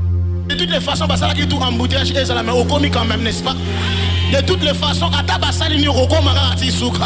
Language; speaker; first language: French; non-native, local second language; Lingala